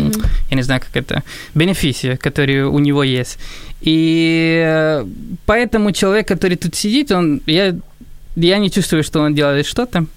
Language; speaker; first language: Russian; non-native, fluent; Spanish